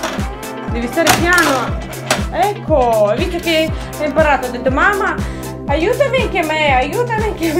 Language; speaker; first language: Italian; non-native, fluent; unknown